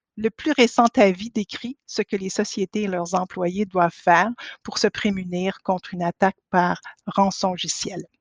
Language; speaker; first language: French; native; French